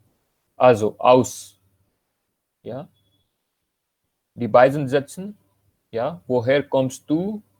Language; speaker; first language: German; non-native, learner; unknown